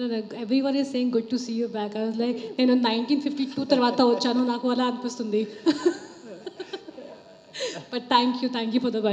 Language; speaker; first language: Telugu; non-native, local second language; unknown